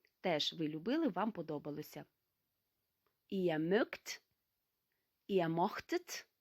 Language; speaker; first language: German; non-native, fluent; Ukrainian